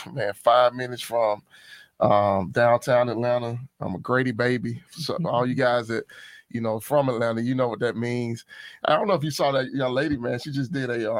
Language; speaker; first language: English; native; English